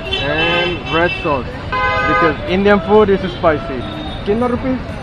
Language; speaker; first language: English; non-native, fluent; Spanish